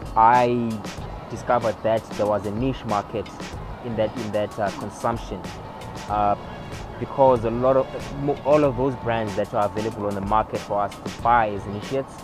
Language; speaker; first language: English; non-native, local second language; Xhosa